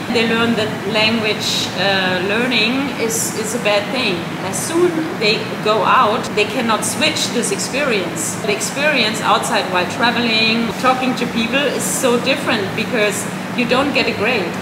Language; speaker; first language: English; non-native, fluent; German